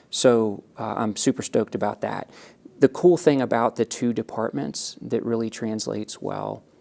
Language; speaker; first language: English; native; English